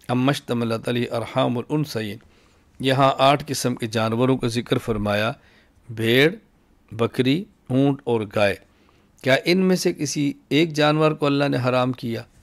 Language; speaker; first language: Urdu; native; Urdu